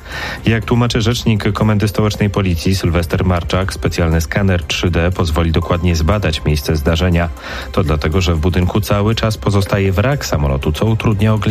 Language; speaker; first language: Polish; native; Polish